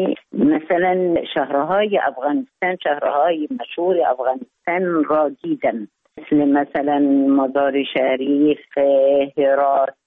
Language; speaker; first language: Persian; non-native, learner; Arabic